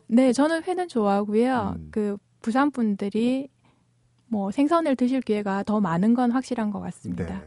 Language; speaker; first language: Korean; native; Korean